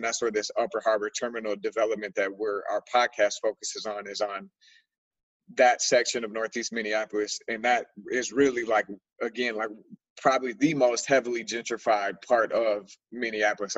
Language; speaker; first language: English; native; English